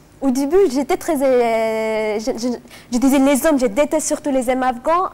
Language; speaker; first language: French; non-native, fluent; Persian